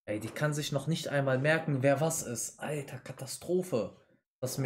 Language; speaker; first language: German; native; German